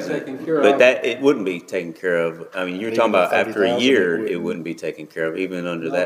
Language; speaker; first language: English; native; English